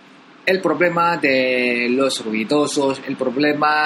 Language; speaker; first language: Spanish; non-native, learner; Filipino